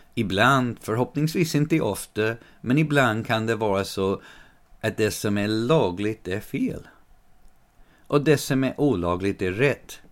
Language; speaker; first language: Swedish; non-native, fluent; English